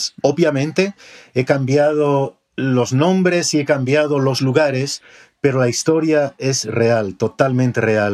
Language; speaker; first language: Spanish; native; Spanish